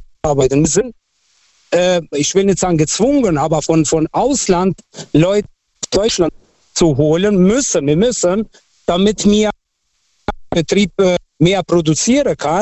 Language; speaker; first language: German; non-native, fluent; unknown